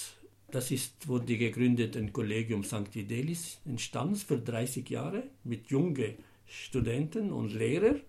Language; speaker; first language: German; non-native, fluent; Arabic